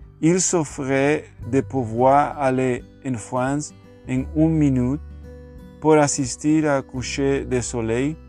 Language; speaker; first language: French; non-native, learner; Spanish